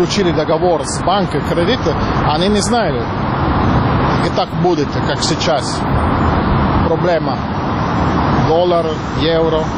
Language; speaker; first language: Russian; non-native, learner; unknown